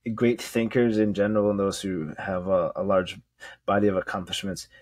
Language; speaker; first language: English; native; English